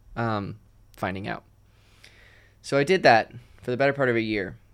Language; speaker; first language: English; native; English